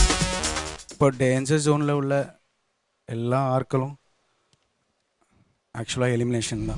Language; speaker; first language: Malayalam; non-native, learner; Tamil